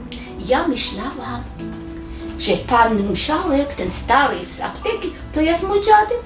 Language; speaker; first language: Polish; non-native, local second language; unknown